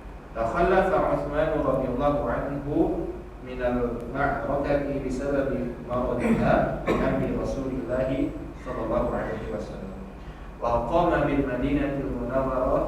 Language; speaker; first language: Arabic; non-native, learner; Indonesian